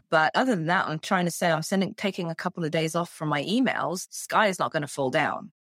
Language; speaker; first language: English; native; English